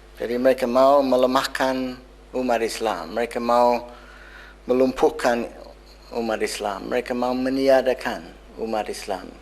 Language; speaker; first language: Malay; non-native, fluent; English